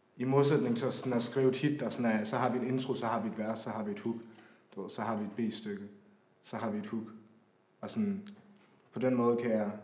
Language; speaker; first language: Danish; native; Danish